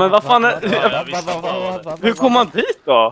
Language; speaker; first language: Swedish; native; Swedish